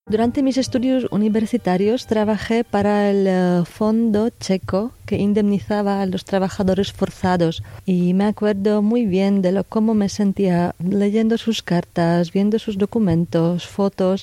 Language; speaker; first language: Spanish; non-native, fluent; Czech